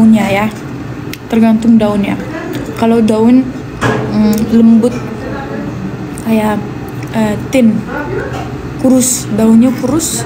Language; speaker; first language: Indonesian; non-native, learner; Turkish